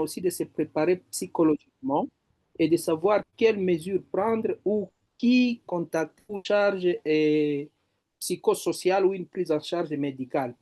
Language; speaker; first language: French; non-native, local second language; Swahili